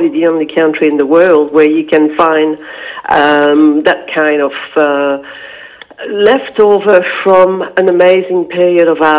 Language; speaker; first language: English; non-native, fluent; French